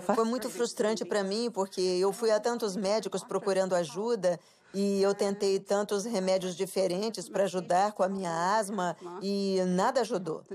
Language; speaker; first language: Portuguese; non-native, fluent; English